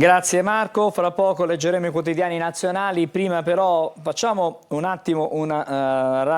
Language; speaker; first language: Italian; native; Italian